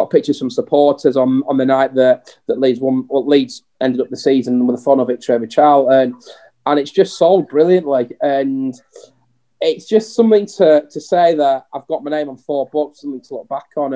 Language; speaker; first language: English; native; English